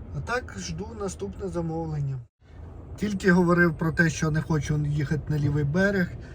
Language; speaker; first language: Ukrainian; non-native, local second language; Russian